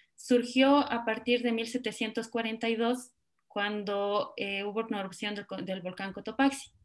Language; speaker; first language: Spanish; native; Spanish